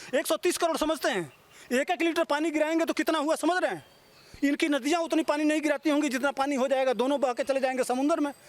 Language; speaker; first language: Hindi; native; Hindi